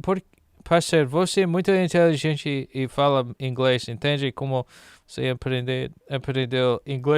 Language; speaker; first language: Portuguese; non-native, learner; English